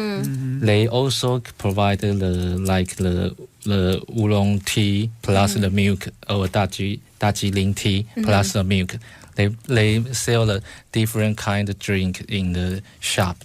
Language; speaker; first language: English; non-native, fluent; Chinese